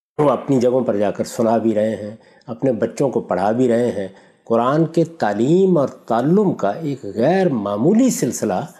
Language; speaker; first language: Urdu; non-native, local second language; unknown